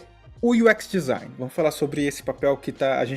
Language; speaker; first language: Portuguese; native; Portuguese